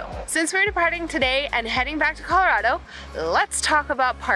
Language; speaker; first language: English; native; English